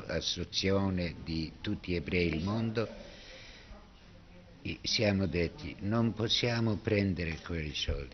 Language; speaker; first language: Italian; non-native, learner; Bosnian